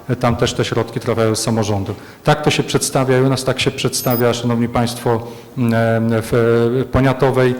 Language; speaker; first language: Polish; native; Polish